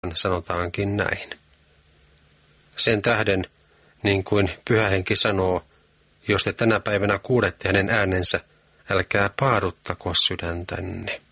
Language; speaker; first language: Finnish; native; Finnish